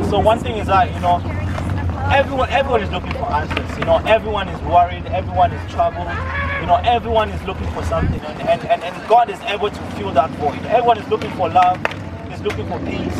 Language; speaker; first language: English; non-native, local second language; Shona